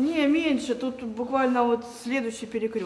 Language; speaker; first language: Russian; native; Russian